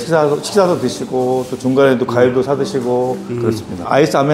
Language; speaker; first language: Korean; native; Korean